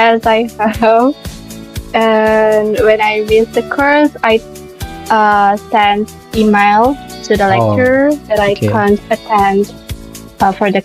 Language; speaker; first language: English; non-native, learner; Indonesian